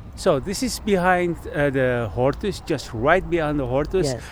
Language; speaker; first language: English; non-native, fluent; Persian